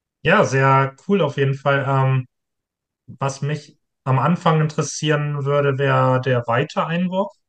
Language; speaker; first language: German; native; German